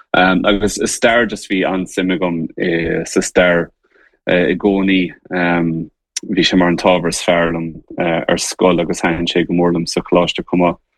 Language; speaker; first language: Irish; native; Irish